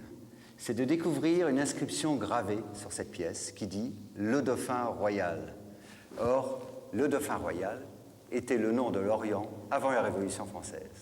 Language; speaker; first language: French; native; French